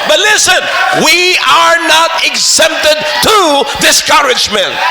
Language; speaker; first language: English; non-native, local second language; Filipino